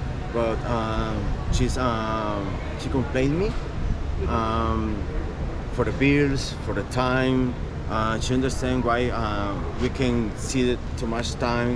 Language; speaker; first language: English; non-native, learner; Spanish